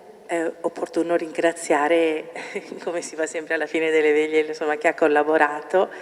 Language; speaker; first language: Italian; native; Italian